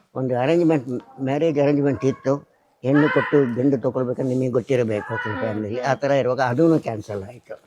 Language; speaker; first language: Kannada; non-native, local second language; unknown